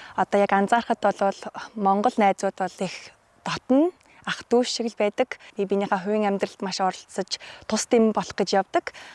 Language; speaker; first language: Mongolian; early bilingual, heritage; Mongolian